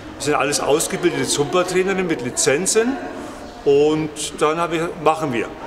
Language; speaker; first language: German; native; German